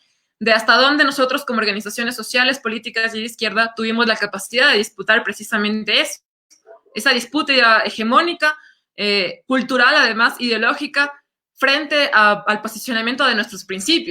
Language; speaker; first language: Spanish; native; Spanish